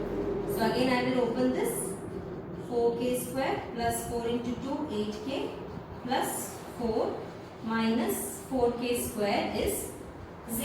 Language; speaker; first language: English; non-native, local second language; Hindi